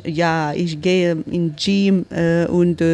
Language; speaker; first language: German; non-native, learner; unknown